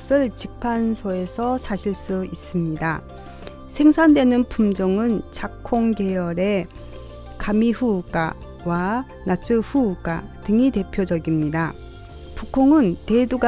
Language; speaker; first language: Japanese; non-native, fluent; Korean